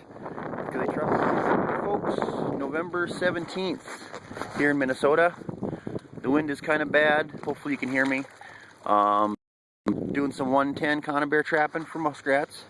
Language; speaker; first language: English; native; English